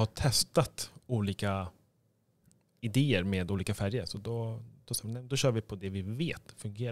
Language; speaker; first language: Swedish; native; Swedish